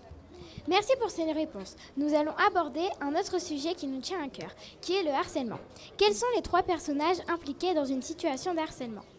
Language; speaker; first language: French; native; French